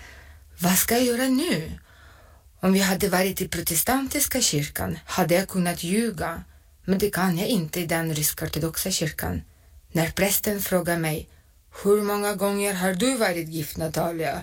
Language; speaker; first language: Swedish; non-native, fluent; Russian